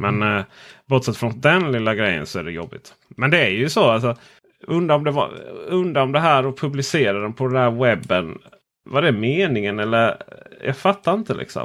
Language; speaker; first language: Swedish; native; Swedish